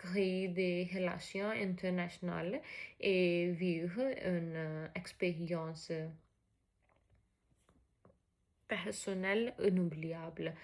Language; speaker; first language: French; non-native, learner; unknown